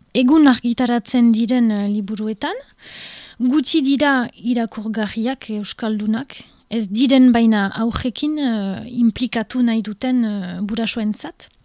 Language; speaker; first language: Basque; non-native, local second language; French